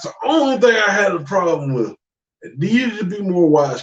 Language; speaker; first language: English; native; English